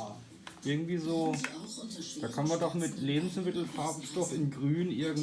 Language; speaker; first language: German; native; German